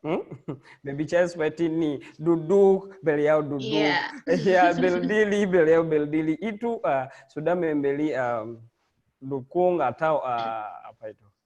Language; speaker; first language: Indonesian; non-native, learner; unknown